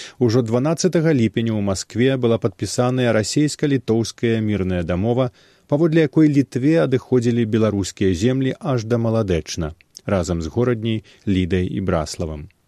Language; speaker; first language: Belarusian; native; Belarusian